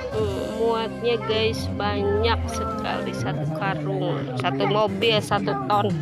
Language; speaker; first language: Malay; non-native, local second language; Sundanese